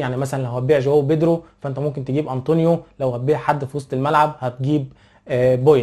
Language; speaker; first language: Arabic; native; Arabic